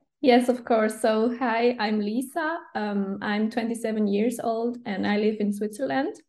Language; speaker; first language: English; non-native, fluent; Swiss German